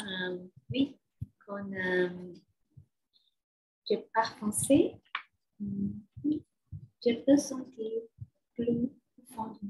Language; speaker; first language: French; non-native, learner; Chinese